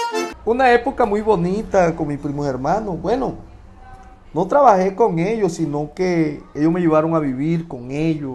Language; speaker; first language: Spanish; native; Spanish